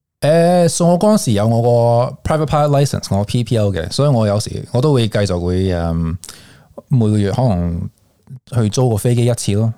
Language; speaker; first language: Cantonese; early bilingual, heritage; Cantonese